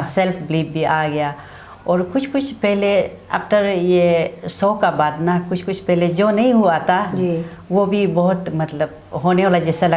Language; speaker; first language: Hindi; non-native, local second language; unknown